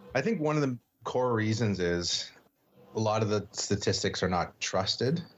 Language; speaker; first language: English; native; English